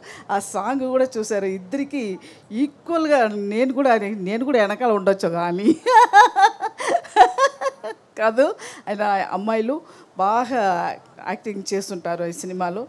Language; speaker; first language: Telugu; non-native, local second language; Tamil